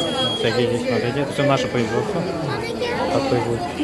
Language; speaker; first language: Russian; non-native, local second language; Azerbaijani